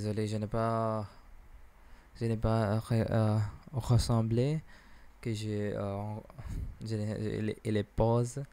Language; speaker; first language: French; non-native, learner; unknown